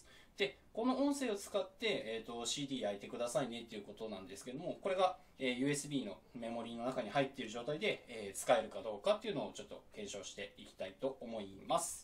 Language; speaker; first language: Japanese; native; Japanese